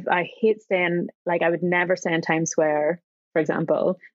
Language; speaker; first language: English; native; English